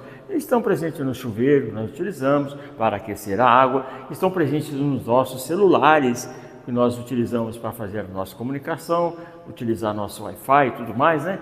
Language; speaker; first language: Portuguese; native; Portuguese